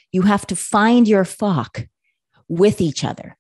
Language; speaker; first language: English; native; English